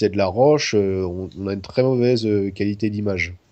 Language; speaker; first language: French; native; French